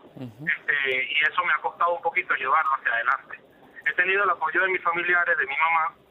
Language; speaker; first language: Spanish; native; Spanish